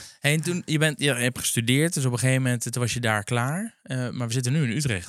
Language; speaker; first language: Dutch; native; Dutch